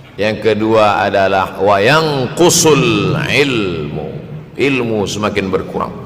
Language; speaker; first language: Malay; native; Malay